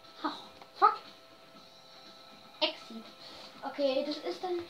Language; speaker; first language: German; native; German